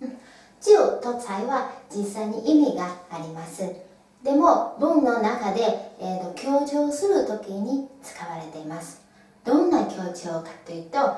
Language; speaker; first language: Japanese; non-native, fluent; Chinese